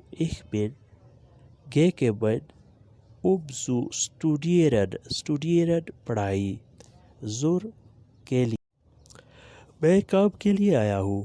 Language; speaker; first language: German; non-native, learner; Urdu